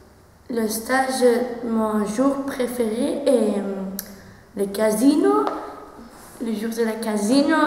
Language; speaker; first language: French; non-native, local second language; Dutch